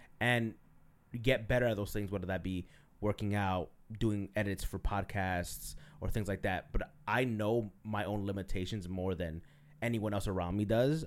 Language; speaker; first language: English; early bilingual, other home language; Spanish